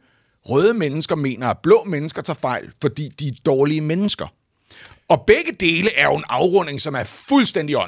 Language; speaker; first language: Danish; native; Danish